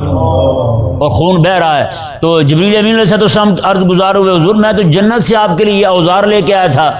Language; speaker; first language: Urdu; non-native, local second language; Punjabi